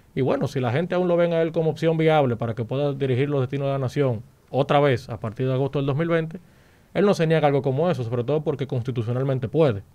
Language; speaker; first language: Spanish; native; Spanish